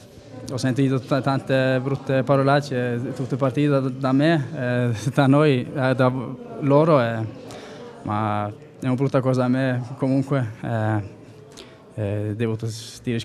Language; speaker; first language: Italian; non-native, learner; Icelandic